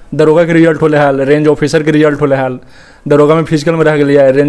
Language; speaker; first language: Hindi; native; Hindi